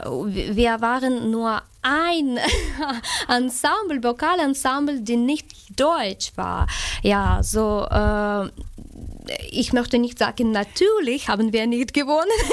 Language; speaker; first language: German; non-native, fluent; Ukrainian